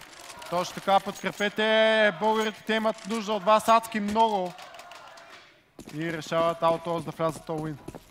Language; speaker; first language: Bulgarian; native; Bulgarian